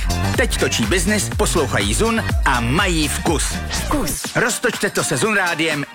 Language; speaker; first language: Czech; native; Czech